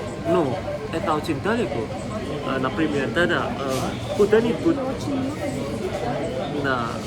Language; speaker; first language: Russian; non-native, learner; Indonesian